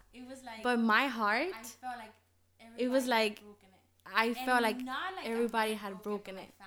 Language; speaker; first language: English; early bilingual, other home language; Spanish